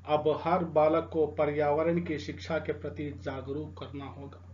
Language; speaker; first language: Hindi; non-native, local second language; Telugu